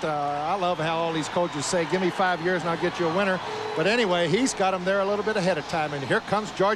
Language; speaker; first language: English; native; English